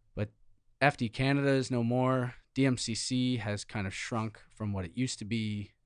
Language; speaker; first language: English; native; English